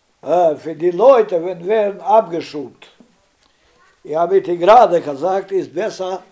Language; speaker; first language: German; non-native, learner; Romany